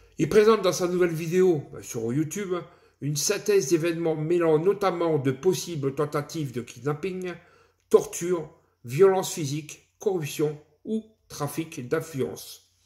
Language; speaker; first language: French; native; French